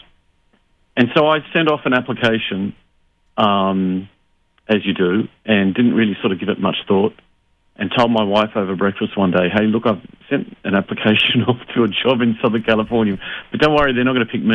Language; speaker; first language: English; native; English